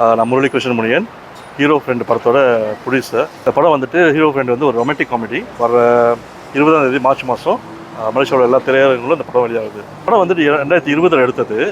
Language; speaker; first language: Tamil; native; Tamil